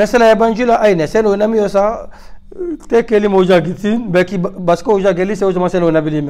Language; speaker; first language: Turkish; non-native, learner; French